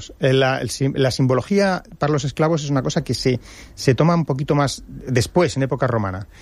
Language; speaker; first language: Spanish; native; Spanish